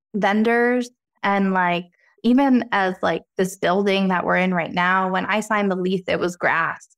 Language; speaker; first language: English; native; English